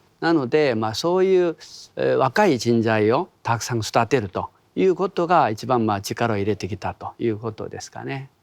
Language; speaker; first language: Japanese; non-native, fluent; Korean